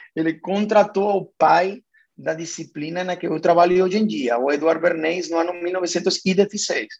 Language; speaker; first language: Portuguese; non-native, fluent; Spanish